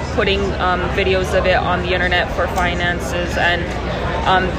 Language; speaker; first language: English; native; English